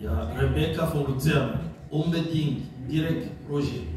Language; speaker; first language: German; non-native, learner; French